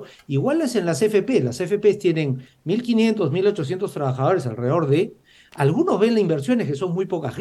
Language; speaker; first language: Spanish; native; Spanish